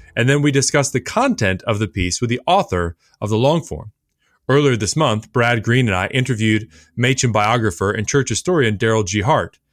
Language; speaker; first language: English; native; English